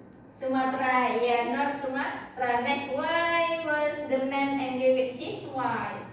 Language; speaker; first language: English; non-native, learner; Indonesian